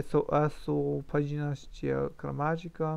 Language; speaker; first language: Spanish; non-native, learner; German